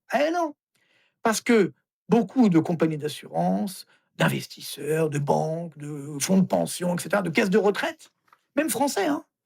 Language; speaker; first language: French; native; French